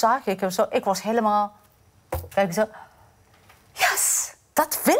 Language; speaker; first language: Dutch; non-native, fluent; Amharic